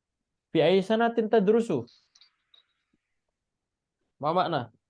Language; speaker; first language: Arabic; non-native, fluent; Indonesian